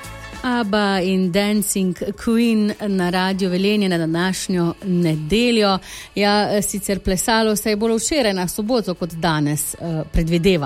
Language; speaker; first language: Slovenian; native; Slovenian